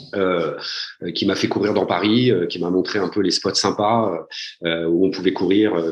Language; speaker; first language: French; native; French